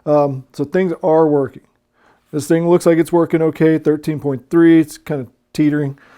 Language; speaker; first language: English; native; English